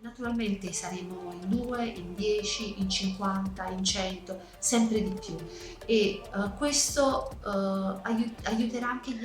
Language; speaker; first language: Italian; native; Italian